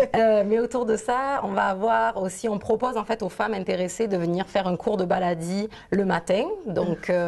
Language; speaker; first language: French; native; French